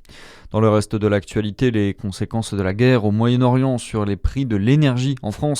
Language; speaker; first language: French; native; French